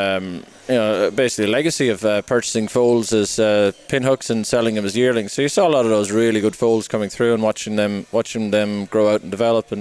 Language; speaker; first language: English; native; English